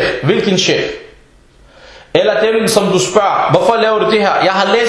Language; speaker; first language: Danish; early bilingual, other home language; Arabic